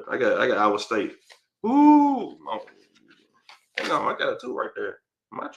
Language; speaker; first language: English; native; English